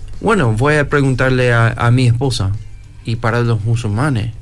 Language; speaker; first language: Spanish; non-native, fluent; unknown